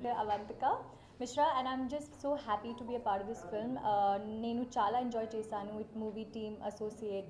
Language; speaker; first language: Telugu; non-native, local second language; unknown